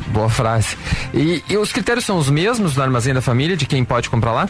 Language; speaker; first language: Portuguese; native; Portuguese